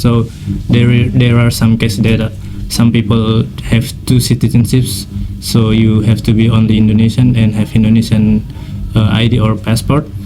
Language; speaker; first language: English; non-native, fluent; Indonesian